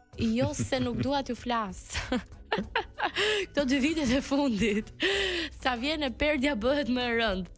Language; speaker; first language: Albanian; native; Albanian